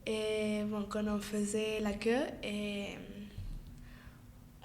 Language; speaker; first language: French; non-native, fluent; Spanish